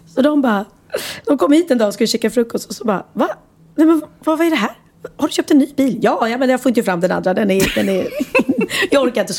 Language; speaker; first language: Swedish; native; Swedish